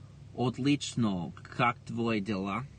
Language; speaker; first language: Russian; non-native, learner; English